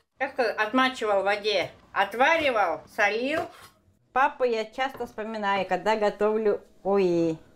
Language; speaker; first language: Russian; non-native, local second language; Korean